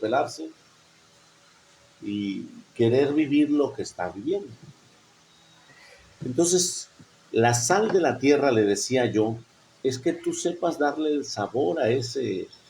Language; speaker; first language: Spanish; native; Spanish